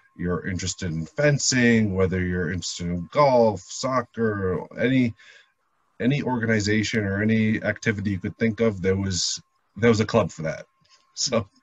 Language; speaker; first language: English; native; English